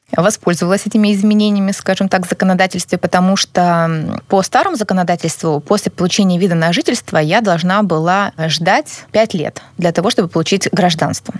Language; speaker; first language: Russian; native; Russian